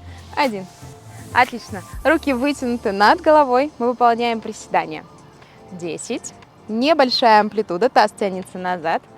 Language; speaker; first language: Russian; native; Russian